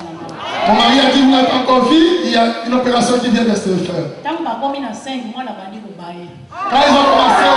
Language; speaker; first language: French; non-native, local second language; Lingala